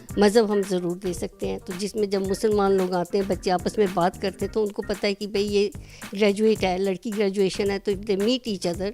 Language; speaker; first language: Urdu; non-native, fluent; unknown